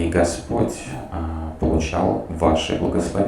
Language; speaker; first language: Russian; native; Russian